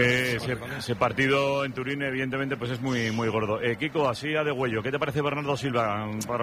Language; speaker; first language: Spanish; native; Spanish